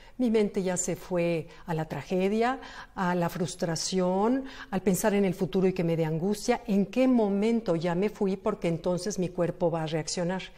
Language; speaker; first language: Spanish; native; Spanish